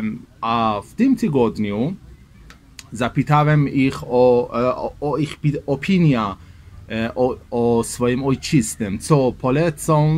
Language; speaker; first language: Polish; non-native, learner; Persian